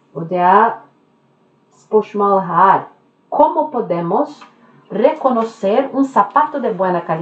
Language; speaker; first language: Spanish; non-native, fluent; Norwegian